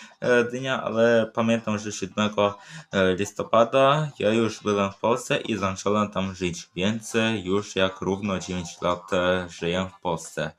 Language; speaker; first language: Polish; early bilingual, other home language; Ukrainian